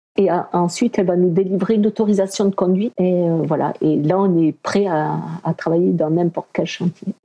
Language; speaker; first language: French; early bilingual, other home language; Spanish